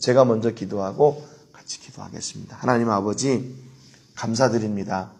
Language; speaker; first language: Korean; native; Korean